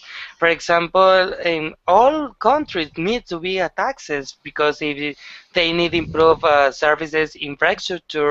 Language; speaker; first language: English; non-native, learner; Spanish